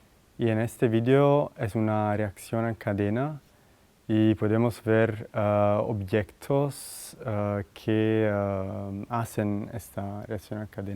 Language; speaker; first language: Spanish; non-native, fluent; Italian